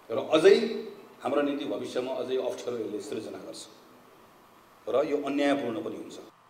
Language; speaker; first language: Nepali; native; Nepali